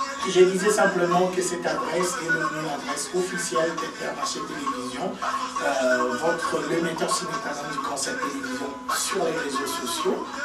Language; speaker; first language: French; non-native, local second language; Lingala